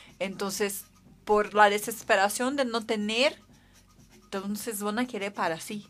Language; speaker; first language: Spanish; non-native, fluent; Portuguese